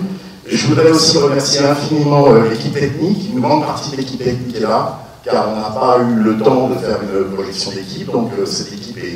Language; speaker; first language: French; native; French